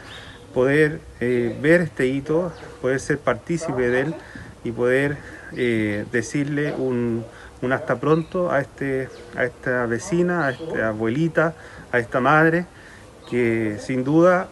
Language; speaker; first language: Spanish; native; Spanish